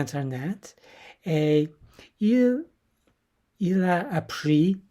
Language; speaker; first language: French; non-native, learner; English